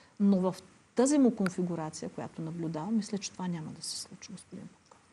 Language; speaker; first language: Bulgarian; native; Bulgarian